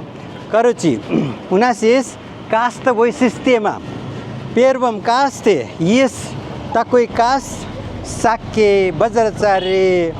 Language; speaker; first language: Russian; non-native, fluent; Nepali